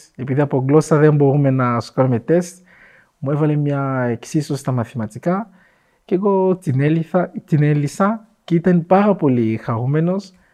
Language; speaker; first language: Greek; non-native, fluent; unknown